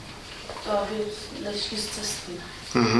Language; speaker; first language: Czech; native; Czech